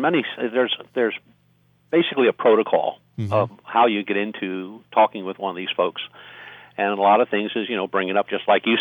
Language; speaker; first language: English; native; English